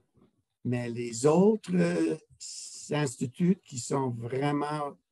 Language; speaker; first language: French; non-native, local second language; English